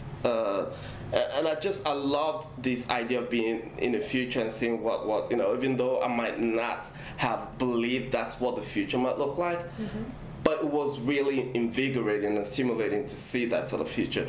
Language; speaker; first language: English; non-native, local second language; Igbo